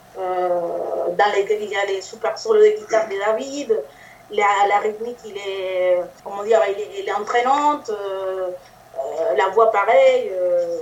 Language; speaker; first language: French; non-native, fluent; Spanish